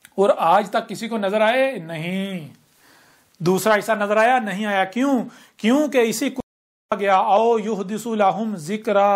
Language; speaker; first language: Urdu; native; Urdu